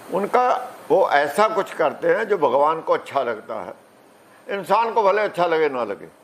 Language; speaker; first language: Hindi; non-native, local second language; Punjabi